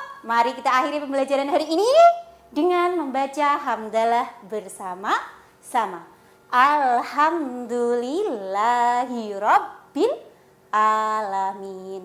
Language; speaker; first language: Indonesian; native; Indonesian